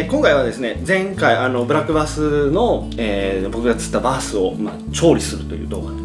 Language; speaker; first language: Japanese; native; Japanese